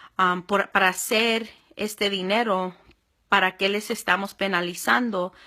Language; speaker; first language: Spanish; early bilingual, heritage; Spanish